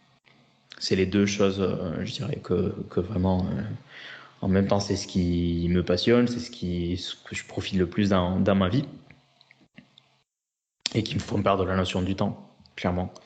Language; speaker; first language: French; native; French